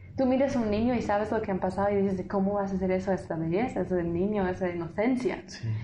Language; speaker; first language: Spanish; non-native, fluent; English